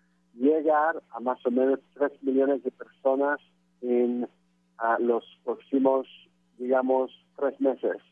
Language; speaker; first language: Spanish; non-native, fluent; French